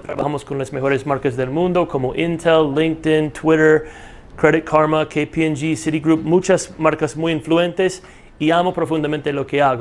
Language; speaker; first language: Spanish; non-native, fluent; English